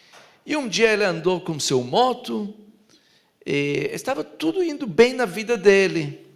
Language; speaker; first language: Portuguese; non-native, fluent; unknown